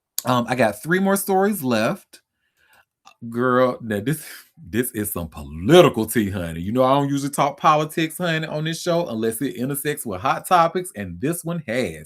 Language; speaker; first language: English; native; English